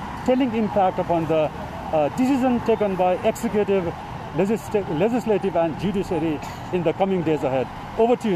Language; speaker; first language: English; non-native, local second language; Nepali